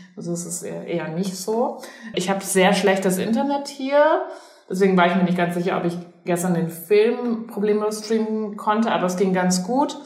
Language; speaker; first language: German; early bilingual, other home language; Chinese